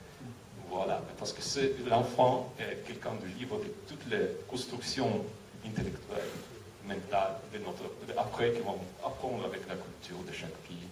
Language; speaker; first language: French; non-native, fluent; Russian